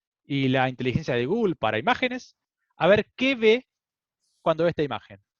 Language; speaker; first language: Spanish; native; Spanish